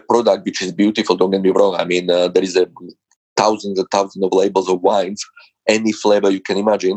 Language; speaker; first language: English; non-native, fluent; Slovak